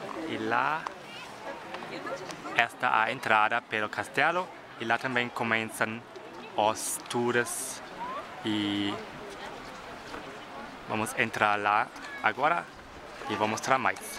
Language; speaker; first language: Portuguese; non-native, fluent; German